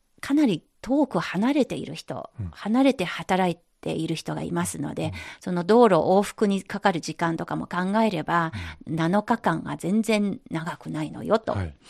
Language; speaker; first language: Japanese; non-native, fluent; Chinese